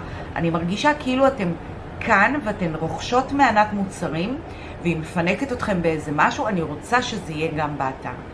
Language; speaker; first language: Hebrew; native; Hebrew